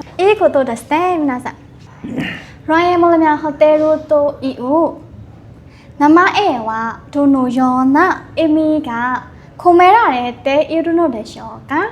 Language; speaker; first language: Japanese; non-native, learner; Burmese